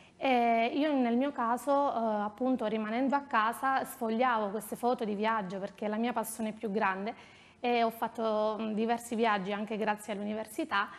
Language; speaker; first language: Italian; native; Italian